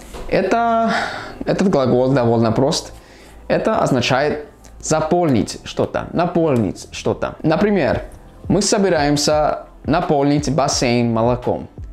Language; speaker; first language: Russian; non-native, fluent; English